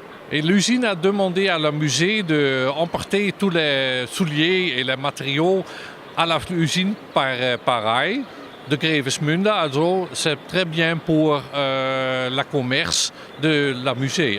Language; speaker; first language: French; non-native, learner; German